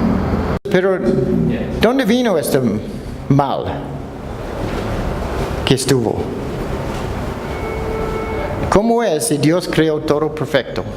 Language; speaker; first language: Spanish; non-native, fluent; English